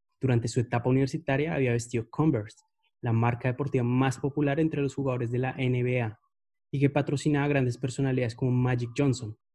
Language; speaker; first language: Spanish; native; Spanish